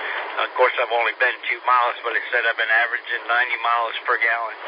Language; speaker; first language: English; native; English